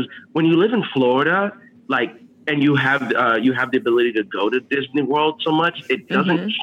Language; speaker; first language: English; early bilingual, other home language; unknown